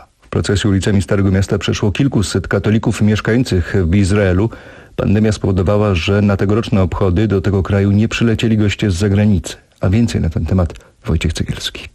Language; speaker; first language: Polish; native; Polish